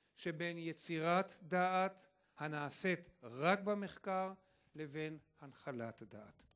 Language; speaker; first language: Hebrew; native; Hebrew